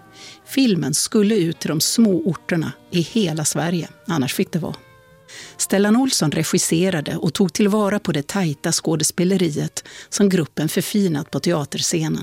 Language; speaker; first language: Swedish; native; Swedish